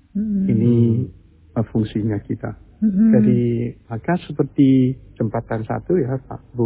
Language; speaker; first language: Indonesian; early bilingual, heritage; Chinese